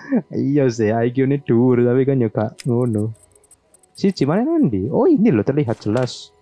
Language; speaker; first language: Indonesian; non-native, local second language; Javanese